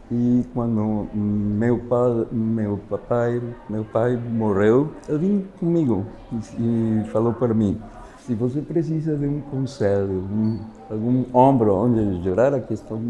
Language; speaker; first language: Portuguese; non-native, learner; Spanish